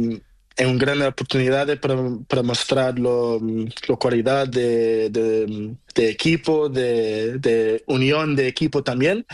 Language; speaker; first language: Spanish; non-native, learner; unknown